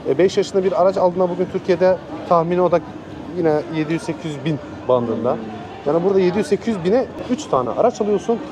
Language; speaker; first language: Turkish; native; Turkish